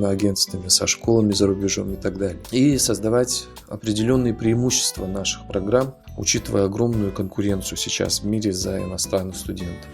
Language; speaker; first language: Russian; non-native, local second language; Yakut